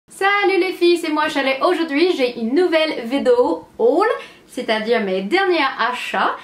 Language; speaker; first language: French; non-native, fluent; English